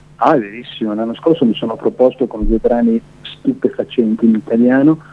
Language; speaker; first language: Italian; native; Italian